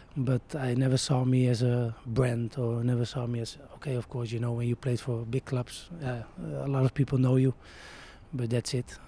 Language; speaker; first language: English; non-native, fluent; Dutch